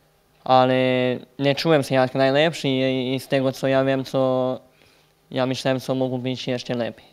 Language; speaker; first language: Polish; non-native, learner; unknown